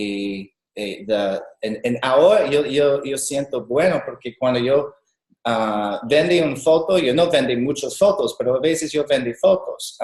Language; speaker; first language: Spanish; non-native, learner; English